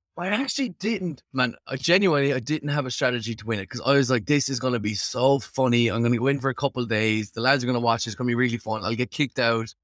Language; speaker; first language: English; native; English